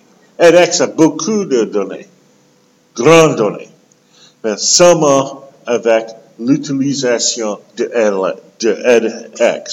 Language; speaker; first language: French; non-native, local second language; English